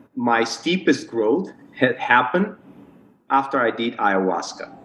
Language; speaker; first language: English; non-native, fluent; Bulgarian